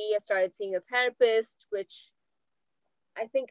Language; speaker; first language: English; non-native, local second language; Hindi